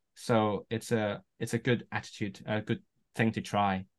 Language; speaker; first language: English; non-native, local second language; Cantonese